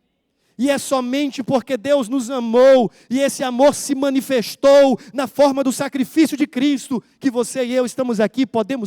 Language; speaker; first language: Portuguese; native; Portuguese